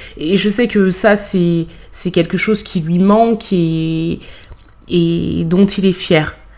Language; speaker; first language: French; native; French